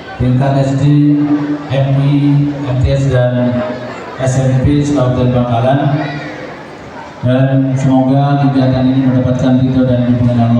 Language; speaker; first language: Indonesian; native; Indonesian